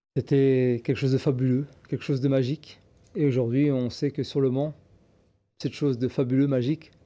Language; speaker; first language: French; native; French